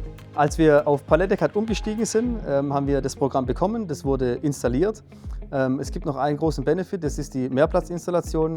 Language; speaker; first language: German; native; German